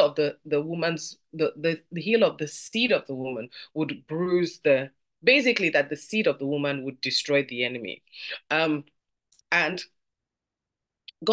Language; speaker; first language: English; non-native, local second language; Yoruba